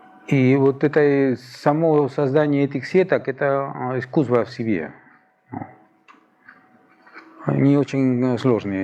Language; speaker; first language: Russian; non-native, fluent; Spanish